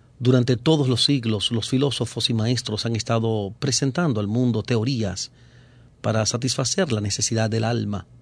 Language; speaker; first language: Spanish; native; Spanish